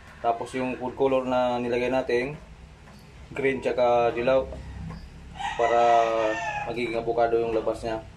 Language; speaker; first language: Filipino; non-native, local second language; Hiligaynon